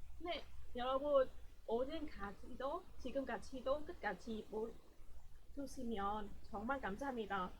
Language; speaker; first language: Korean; non-native, learner; Vietnamese